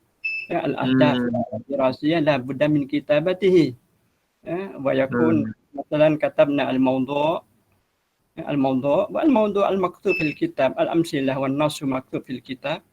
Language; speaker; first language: Arabic; non-native, fluent; Malay